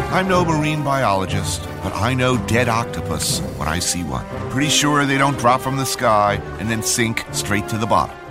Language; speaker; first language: English; native; English